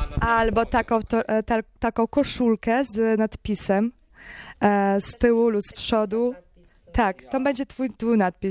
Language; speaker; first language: Polish; non-native, learner; Ukrainian